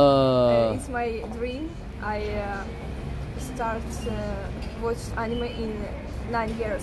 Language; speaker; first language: English; non-native, learner; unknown